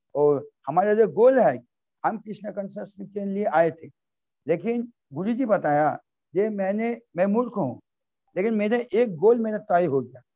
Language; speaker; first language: Hindi; non-native, local second language; Bangla